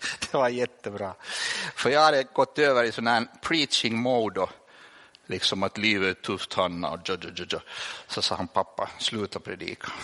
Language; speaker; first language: Swedish; native; Swedish